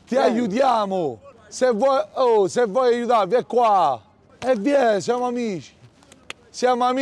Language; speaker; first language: Italian; native; Italian